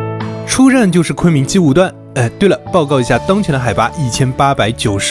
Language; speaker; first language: Chinese; native; Chinese